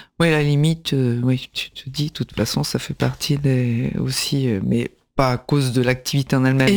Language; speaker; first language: French; native; French